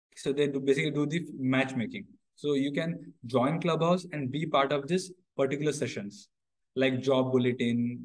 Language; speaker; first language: English; non-native, local second language; Odia